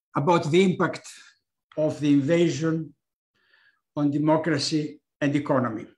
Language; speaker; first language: English; non-native, fluent; Greek